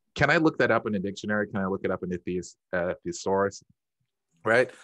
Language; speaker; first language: English; native; English